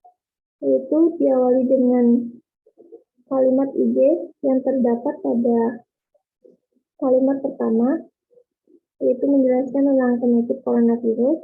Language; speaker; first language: Indonesian; native; Indonesian